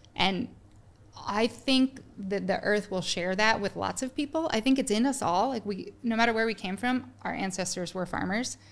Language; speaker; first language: English; native; English